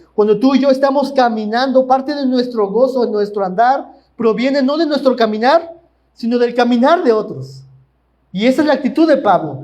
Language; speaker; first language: Spanish; native; Spanish